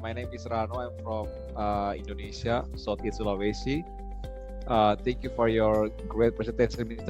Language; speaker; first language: English; non-native, learner; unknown